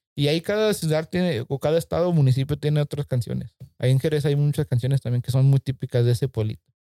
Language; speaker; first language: Spanish; early bilingual, heritage; Spanish